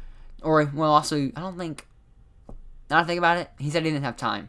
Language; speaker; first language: English; native; English